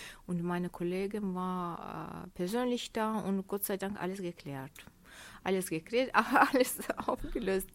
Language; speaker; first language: German; non-native, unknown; Azerbaijani